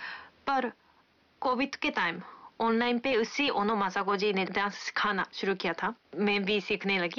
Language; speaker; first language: Hindi; non-native, fluent; Japanese